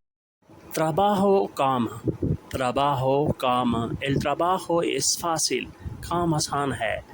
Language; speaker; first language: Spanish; non-native, learner; Urdu